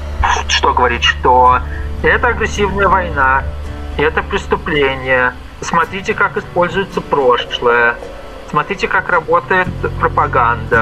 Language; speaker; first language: Russian; native; Russian